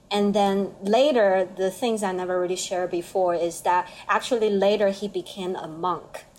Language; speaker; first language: English; non-native, learner; Chinese